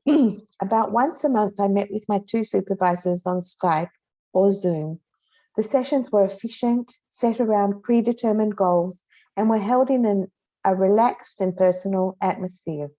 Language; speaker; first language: English; non-native, fluent; Hebrew